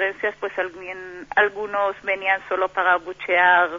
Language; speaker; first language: Spanish; non-native, fluent; Hebrew